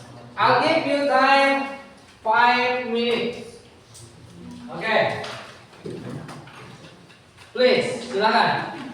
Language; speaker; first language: English; non-native, learner; Indonesian